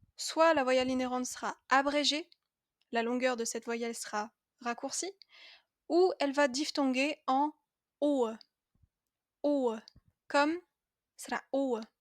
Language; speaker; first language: French; native; French